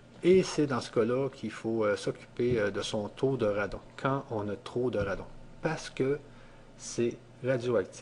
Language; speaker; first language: French; native; French